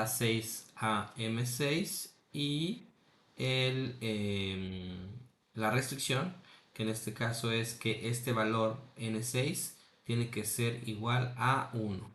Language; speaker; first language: Spanish; native; Spanish